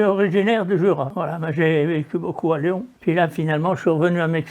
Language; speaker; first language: French; native; French